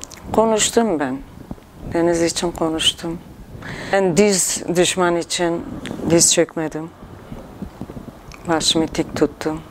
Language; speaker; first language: Turkish; non-native, local second language; Kurdish